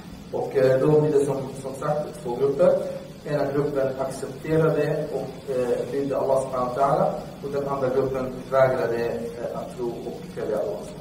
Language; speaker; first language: Swedish; non-native, fluent; Arabic